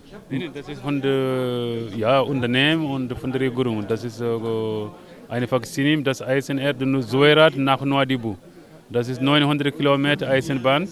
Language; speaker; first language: German; non-native, learner; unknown